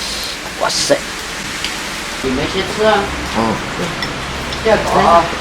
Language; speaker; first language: Chinese; native; Chinese